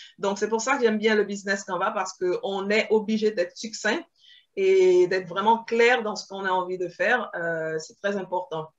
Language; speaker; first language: French; early bilingual, other home language; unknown